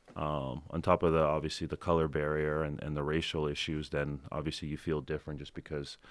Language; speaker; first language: English; early bilingual, other home language; Ukrainian